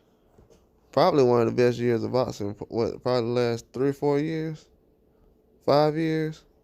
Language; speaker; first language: English; native; English